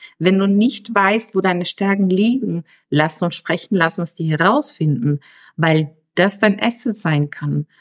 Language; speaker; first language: German; early bilingual, other home language; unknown